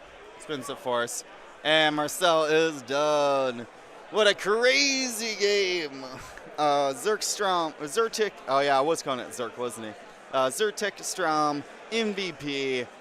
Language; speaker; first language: English; native; English